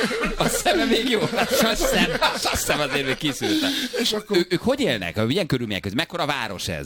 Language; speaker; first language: Hungarian; native; Hungarian